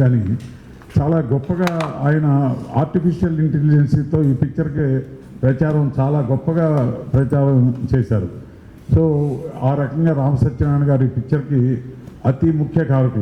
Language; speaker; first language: Telugu; native; Telugu